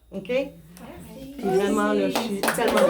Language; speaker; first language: French; non-native, fluent; Spanish